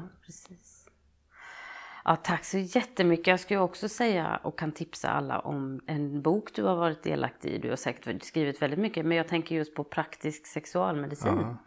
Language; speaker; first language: Swedish; native; Swedish